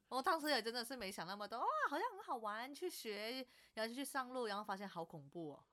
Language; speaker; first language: Chinese; non-native, local second language; Cantonese